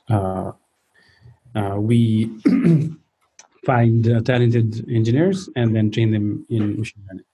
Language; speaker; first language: English; non-native, local second language; Nepali